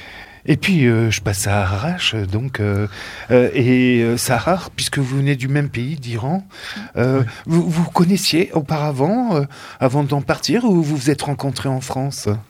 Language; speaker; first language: French; native; French